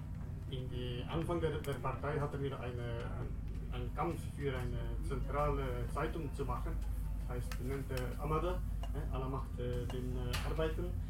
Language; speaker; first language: German; non-native, learner; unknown